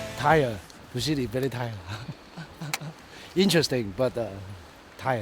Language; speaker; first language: English; non-native, local second language; Cantonese